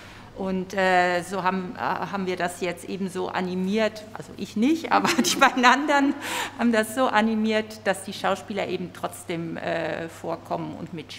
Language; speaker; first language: German; native; German